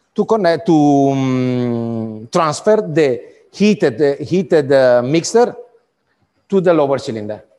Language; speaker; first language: English; non-native, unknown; Italian